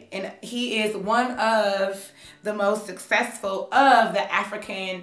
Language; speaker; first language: English; native; English